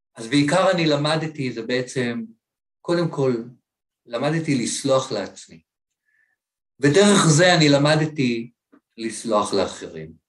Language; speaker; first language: Hebrew; native; Hebrew